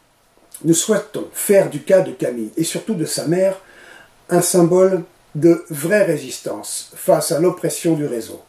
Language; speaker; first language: French; native; French